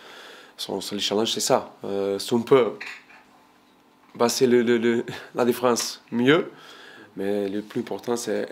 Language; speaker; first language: French; non-native, fluent; Portuguese